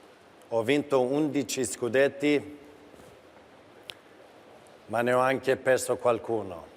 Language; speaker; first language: Italian; non-native, fluent; Swedish